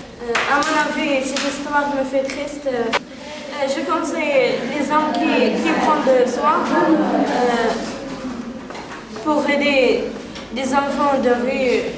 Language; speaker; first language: French; non-native, learner; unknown